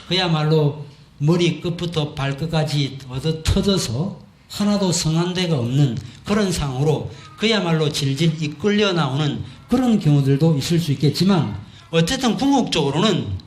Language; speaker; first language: Korean; native; Korean